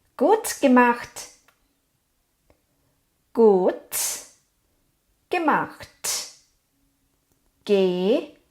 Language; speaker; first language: German; non-native, fluent; Thai